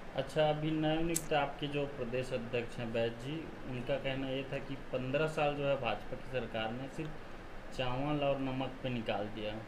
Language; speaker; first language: Hindi; native; Hindi